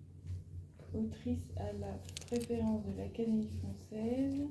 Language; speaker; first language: French; native; French